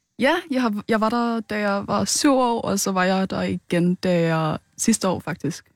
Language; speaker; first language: Danish; early bilingual, other home language; Vietnamese